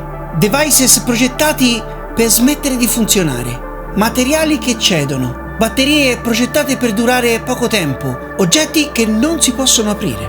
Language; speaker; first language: Italian; native; Italian